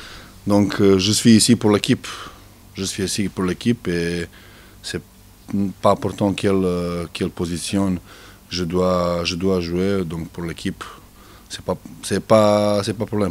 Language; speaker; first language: French; non-native, learner; Serbian